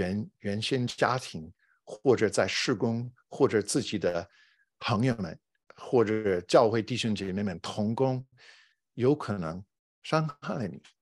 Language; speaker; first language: Chinese; non-native, fluent; English